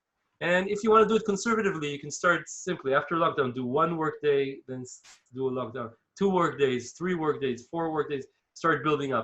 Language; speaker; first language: English; non-native, fluent; Hebrew